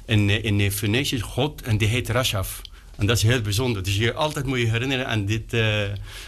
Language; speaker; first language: Dutch; non-native, fluent; Arabic